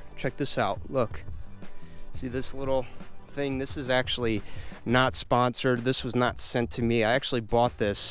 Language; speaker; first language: English; native; English